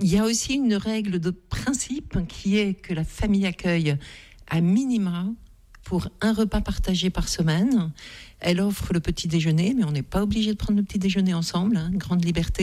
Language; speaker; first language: French; native; French